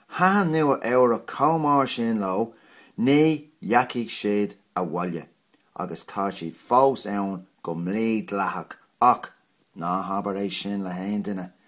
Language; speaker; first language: Irish; non-native, local second language; English